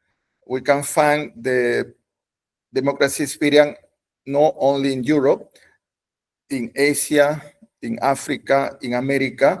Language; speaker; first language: English; non-native, learner; Spanish